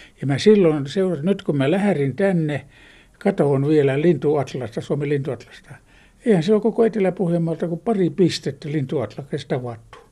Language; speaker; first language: Finnish; native; Finnish